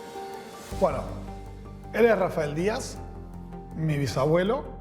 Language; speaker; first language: Spanish; native; Spanish